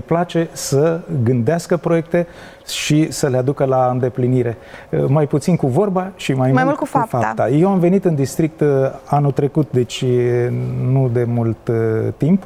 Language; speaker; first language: Romanian; native; Romanian